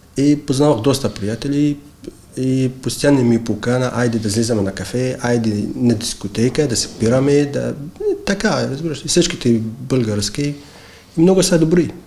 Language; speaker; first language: Bulgarian; non-native, learner; Arabic